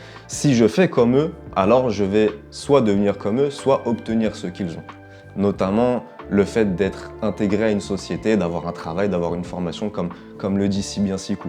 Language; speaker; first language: French; native; French